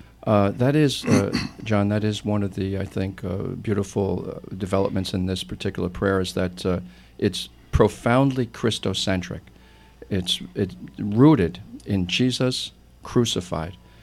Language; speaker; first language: English; native; English